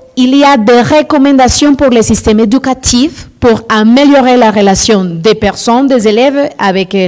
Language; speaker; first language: French; non-native, fluent; Spanish